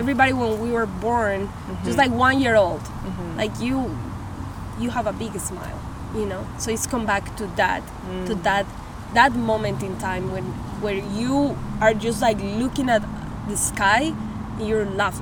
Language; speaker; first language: English; non-native, fluent; Spanish